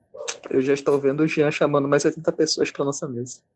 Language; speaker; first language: Portuguese; native; Portuguese